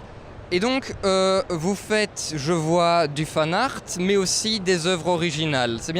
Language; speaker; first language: French; native; French